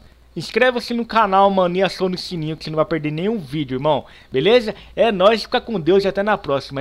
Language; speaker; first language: Portuguese; native; Portuguese